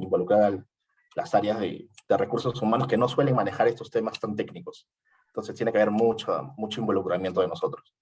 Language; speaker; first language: Spanish; native; Spanish